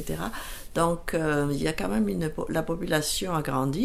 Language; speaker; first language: French; native; French